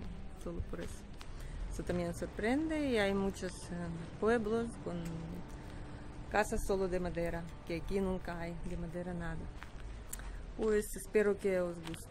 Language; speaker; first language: Spanish; non-native, learner; Russian